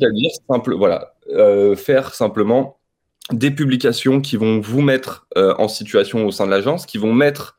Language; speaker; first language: French; native; French